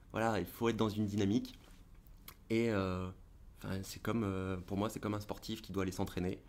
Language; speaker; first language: French; native; French